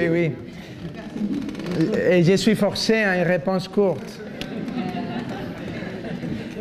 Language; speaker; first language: French; non-native, fluent; Spanish